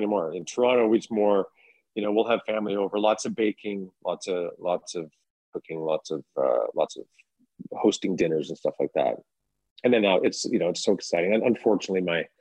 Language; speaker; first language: English; native; English